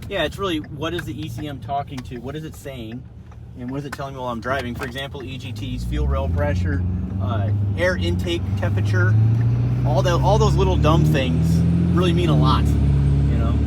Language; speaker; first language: English; native; English